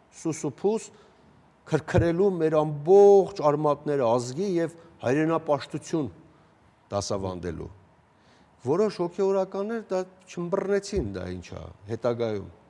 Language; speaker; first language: Armenian; native; Armenian